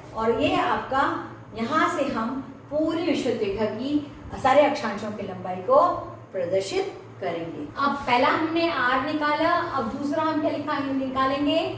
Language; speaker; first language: Hindi; native; Hindi